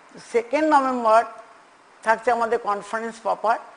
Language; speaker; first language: Bangla; native; Bangla